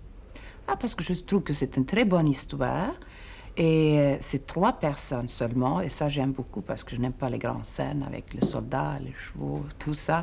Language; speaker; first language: French; non-native, fluent; Swedish